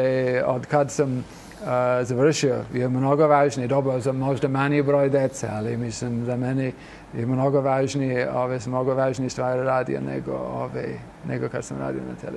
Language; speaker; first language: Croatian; non-native, fluent; English